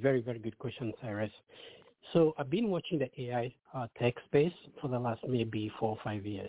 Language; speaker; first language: English; non-native, local second language; Kikuyu